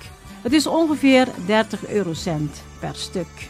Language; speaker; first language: Dutch; non-native, fluent; Indonesian